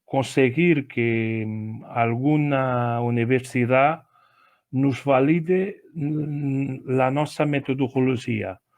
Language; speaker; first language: Spanish; non-native, learner; Portuguese